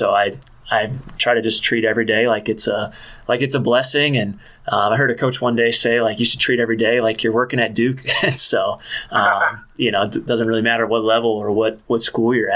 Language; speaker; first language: English; native; English